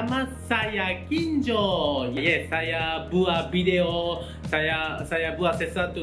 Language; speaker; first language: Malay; non-native, learner; Japanese